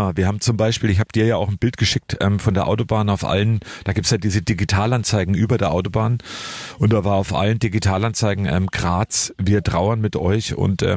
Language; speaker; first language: German; native; German